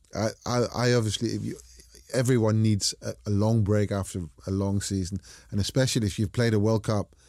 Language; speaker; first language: English; non-native, fluent; Danish